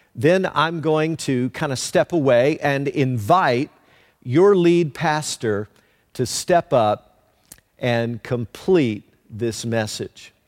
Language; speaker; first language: English; native; English